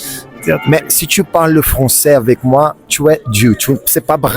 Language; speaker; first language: French; non-native, fluent; Portuguese